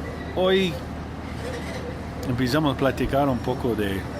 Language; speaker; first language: Spanish; non-native, learner; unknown